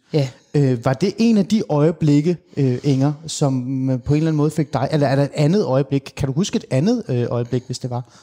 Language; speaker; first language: Danish; early bilingual, other home language; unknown